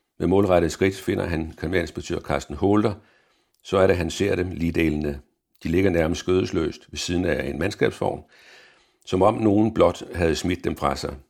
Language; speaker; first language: Danish; native; Danish